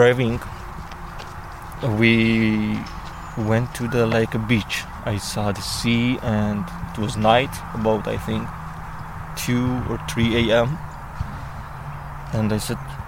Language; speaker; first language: English; non-native, learner; Persian